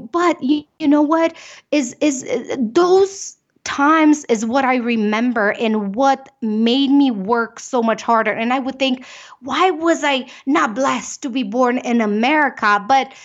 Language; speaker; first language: English; non-native, fluent; Romanian